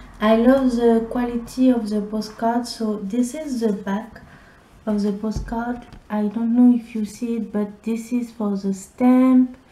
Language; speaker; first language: English; non-native, learner; French